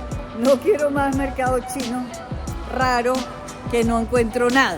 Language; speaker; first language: Spanish; native; Spanish